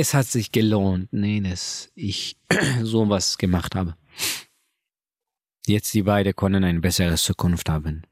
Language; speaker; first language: German; non-native, learner; Persian